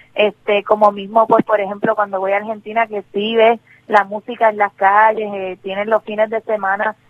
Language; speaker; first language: Spanish; native; Spanish